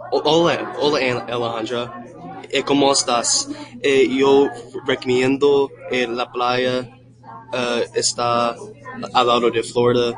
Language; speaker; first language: Spanish; non-native, learner; English